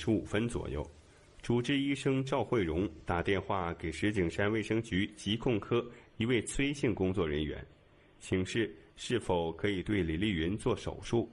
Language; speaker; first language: Chinese; native; Chinese